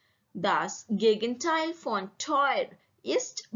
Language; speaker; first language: German; non-native, learner; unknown